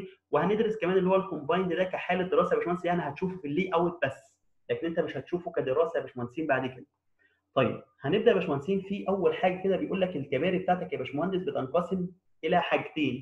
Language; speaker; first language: Arabic; native; Arabic